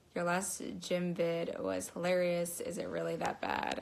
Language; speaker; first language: English; native; English